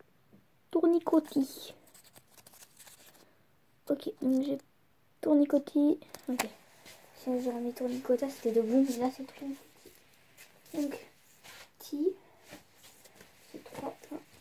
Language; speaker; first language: French; native; French